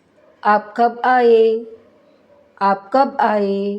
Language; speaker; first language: Hindi; non-native, local second language; Telugu